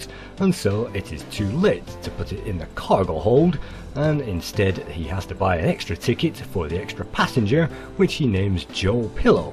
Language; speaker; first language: English; native; English